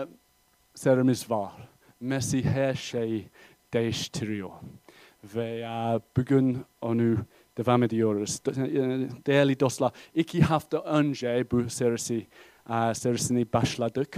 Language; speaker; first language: Turkish; non-native, fluent; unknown